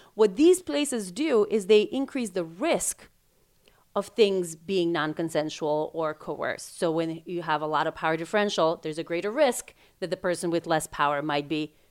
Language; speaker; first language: English; non-native, fluent; Macedonian